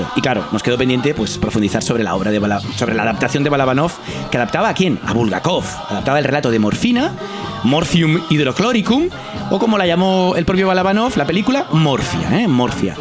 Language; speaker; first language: Spanish; non-native, local second language; Catalan